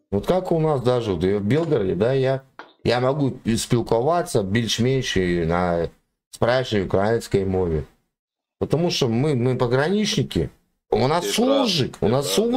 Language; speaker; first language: Russian; native; Russian